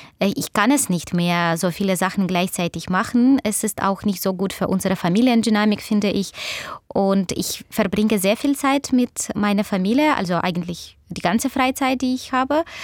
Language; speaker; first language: German; non-native, fluent; Russian